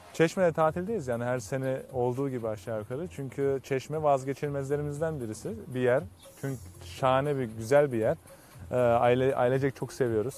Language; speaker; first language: Turkish; early bilingual, heritage; Turkish